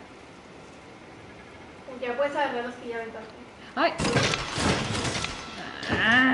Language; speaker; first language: Spanish; native; Spanish